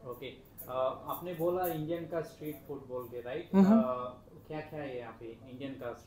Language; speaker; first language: Hindi; non-native, local second language; Telugu